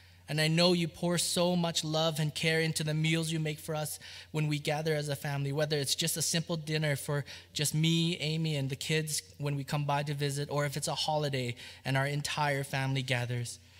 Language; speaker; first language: English; early bilingual, other home language; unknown